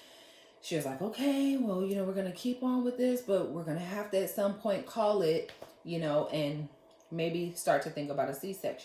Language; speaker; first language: English; native; English